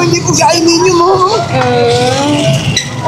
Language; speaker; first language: Filipino; native; Filipino